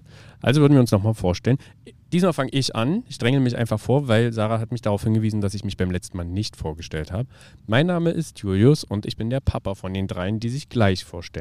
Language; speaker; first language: German; native; German